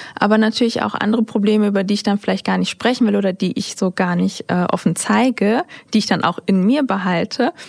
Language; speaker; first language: German; early bilingual, other home language; Turkish